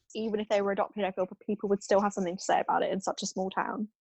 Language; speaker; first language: English; non-native, fluent; German